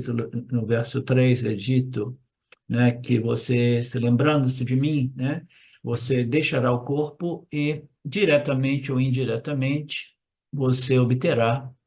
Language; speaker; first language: Portuguese; native; Portuguese